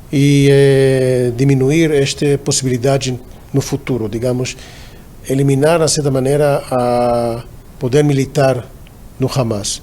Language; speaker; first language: Portuguese; non-native, fluent; Hebrew